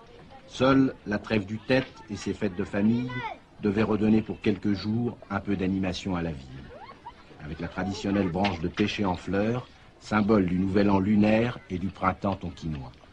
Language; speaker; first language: French; native; French